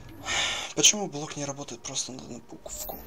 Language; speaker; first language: Russian; native; Russian